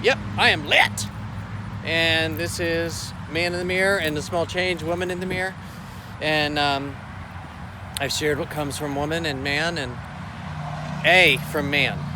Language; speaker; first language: English; native; English